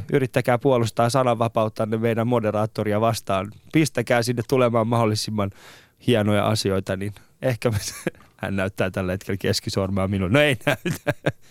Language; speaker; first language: Finnish; non-native, fluent; Persian